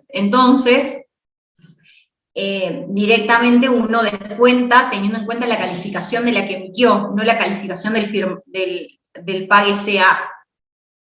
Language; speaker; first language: Spanish; native; Spanish